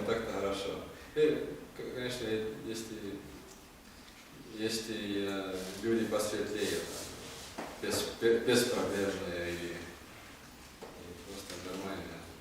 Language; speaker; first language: Russian; non-native, learner; Estonian